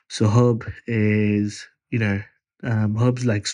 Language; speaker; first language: English; non-native, local second language; Punjabi